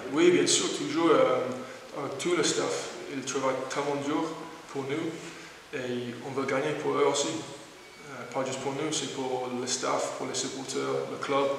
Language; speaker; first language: French; non-native, learner; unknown